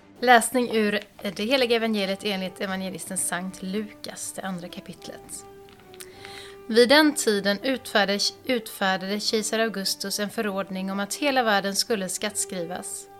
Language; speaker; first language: Swedish; native; Swedish